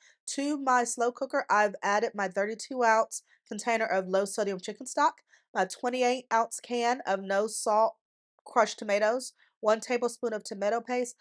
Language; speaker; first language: English; native; English